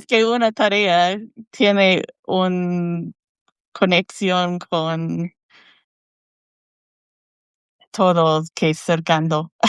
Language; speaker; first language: Spanish; non-native, learner; English